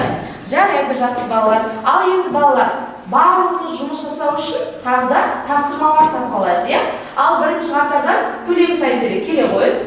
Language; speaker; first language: Kazakh; native; Kazakh